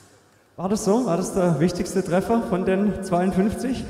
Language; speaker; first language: German; native; German